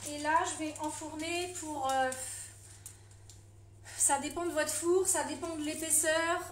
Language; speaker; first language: French; native; French